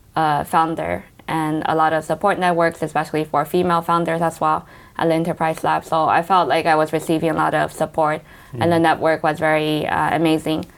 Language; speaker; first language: English; native; English